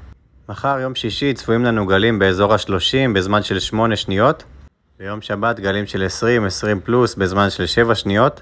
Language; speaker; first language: Hebrew; native; Hebrew